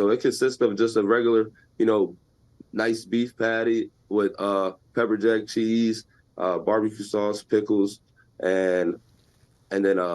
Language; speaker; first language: English; native; English